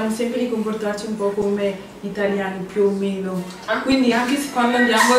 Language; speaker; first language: Italian; early bilingual, other home language; English